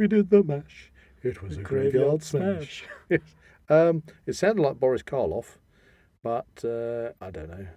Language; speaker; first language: English; native; English